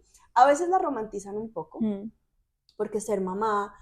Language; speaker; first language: Spanish; native; Spanish